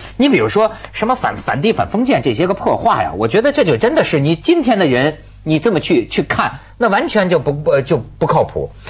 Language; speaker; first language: Chinese; native; Chinese